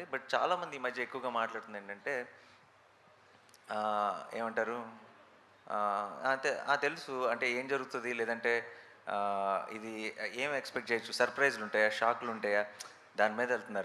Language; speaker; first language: Telugu; native; Telugu